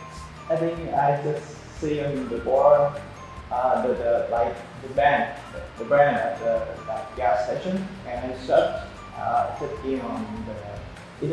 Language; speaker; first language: English; non-native, learner; Vietnamese